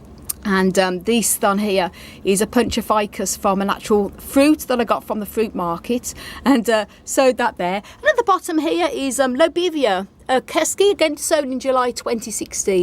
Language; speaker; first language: English; native; English